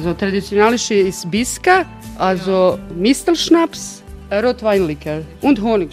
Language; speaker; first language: German; non-native, learner; Croatian